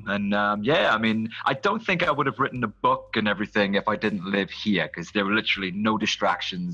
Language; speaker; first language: English; native; English